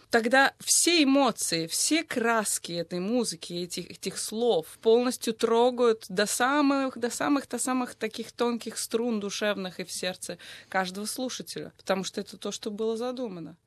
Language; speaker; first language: Russian; native; Russian